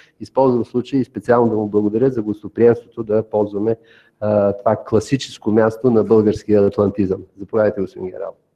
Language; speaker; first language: Bulgarian; native; Bulgarian